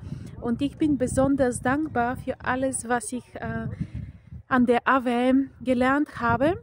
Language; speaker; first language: German; non-native, fluent; Bulgarian